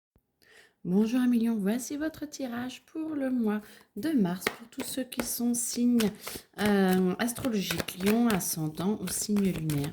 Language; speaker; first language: French; native; French